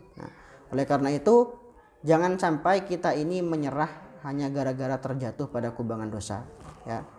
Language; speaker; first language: Indonesian; non-native, local second language; Madurese